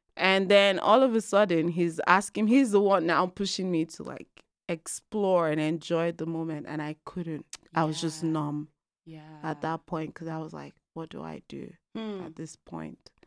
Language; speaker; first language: English; non-native, local second language; Igbo